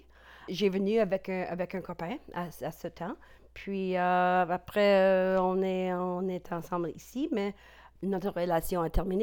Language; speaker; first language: French; non-native, local second language; English